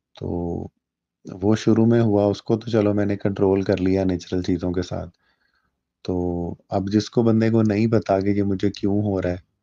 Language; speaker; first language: Urdu; native; Urdu